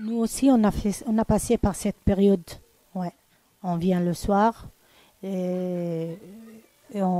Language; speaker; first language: French; non-native, learner; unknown